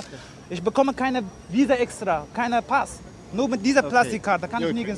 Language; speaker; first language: German; non-native, learner; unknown